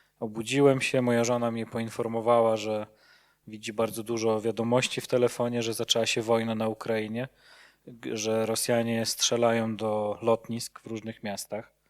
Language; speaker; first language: Polish; native; Polish